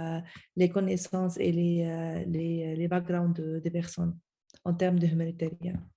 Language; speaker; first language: French; non-native, fluent; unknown